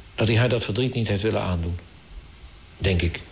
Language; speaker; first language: Dutch; native; Dutch